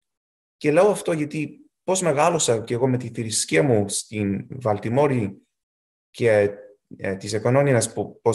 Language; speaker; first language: Greek; early bilingual, heritage; Greek